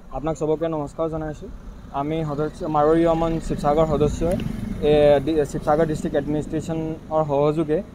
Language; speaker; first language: Assamese; native; Assamese